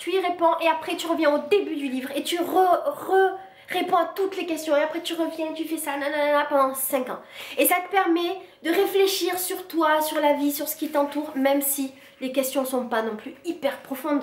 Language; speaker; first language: French; native; French